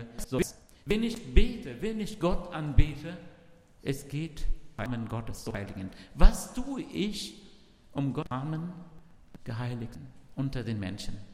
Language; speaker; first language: German; non-native, learner; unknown